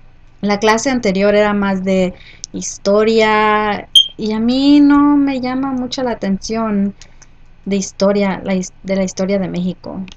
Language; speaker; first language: Spanish; early bilingual, heritage; Spanish